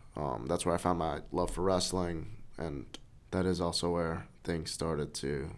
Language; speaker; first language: English; native; English